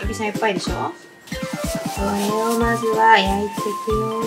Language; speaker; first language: Japanese; native; Japanese